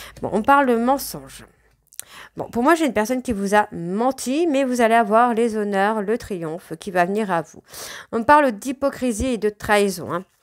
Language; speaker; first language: French; native; French